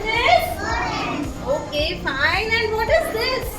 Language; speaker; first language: English; non-native, local second language; Hindi